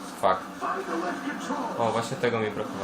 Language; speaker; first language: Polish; native; Polish